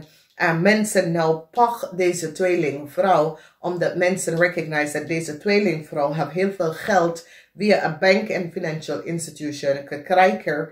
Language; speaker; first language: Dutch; non-native, fluent; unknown